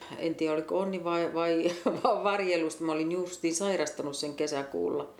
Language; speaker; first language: Finnish; native; Finnish